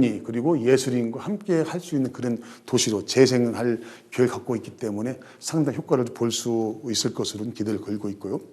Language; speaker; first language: Korean; native; Korean